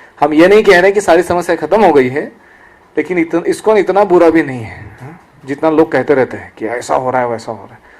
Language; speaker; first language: Hindi; non-native, local second language; Marathi